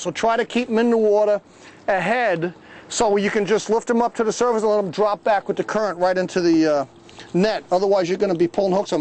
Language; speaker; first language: English; native; English